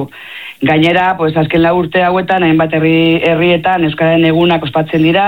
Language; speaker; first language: Basque; native; Basque